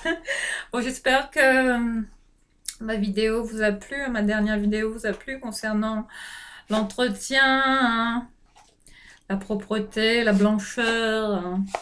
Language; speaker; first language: French; native; French